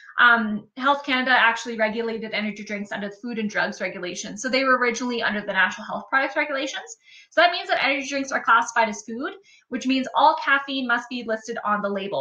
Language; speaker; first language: English; native; English